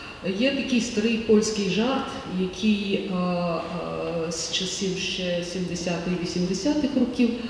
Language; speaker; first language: Ukrainian; native; Ukrainian